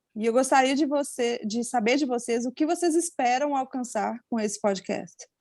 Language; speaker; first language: Portuguese; native; Portuguese